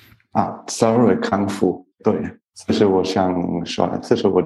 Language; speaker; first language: Chinese; non-native, learner; English